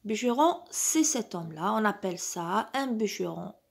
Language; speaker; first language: French; non-native, local second language; Arabic